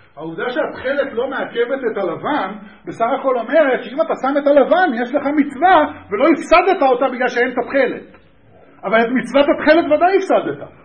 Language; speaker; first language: Hebrew; native; Hebrew